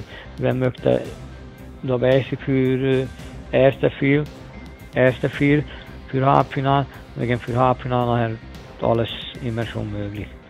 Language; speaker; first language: German; non-native, learner; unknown